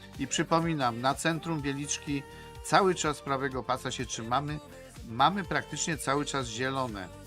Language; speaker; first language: Polish; native; Polish